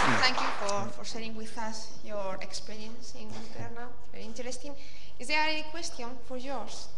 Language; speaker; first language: English; non-native, fluent; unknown